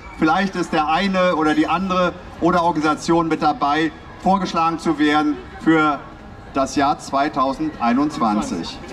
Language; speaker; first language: German; native; German